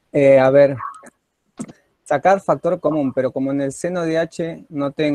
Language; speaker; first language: Spanish; native; Spanish